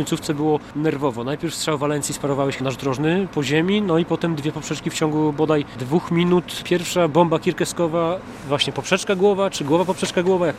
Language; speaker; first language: Polish; native; Polish